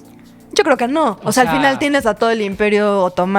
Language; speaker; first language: Spanish; native; Spanish